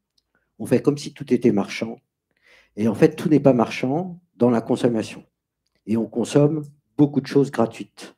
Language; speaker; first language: French; native; French